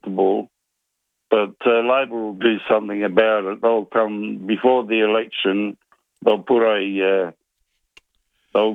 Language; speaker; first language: English; native; English